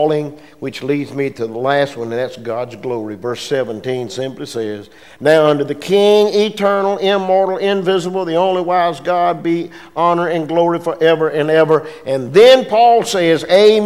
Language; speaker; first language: English; native; English